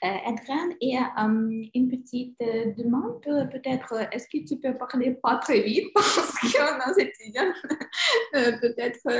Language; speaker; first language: French; non-native, learner; Ukrainian